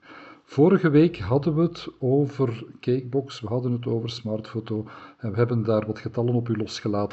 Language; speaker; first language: Dutch; native; Dutch